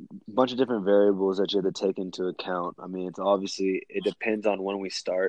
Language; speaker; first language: English; native; English